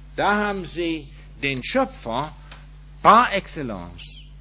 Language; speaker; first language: German; non-native, fluent; English